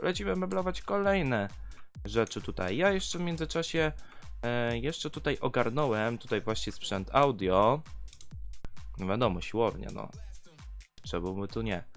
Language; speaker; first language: Polish; native; Polish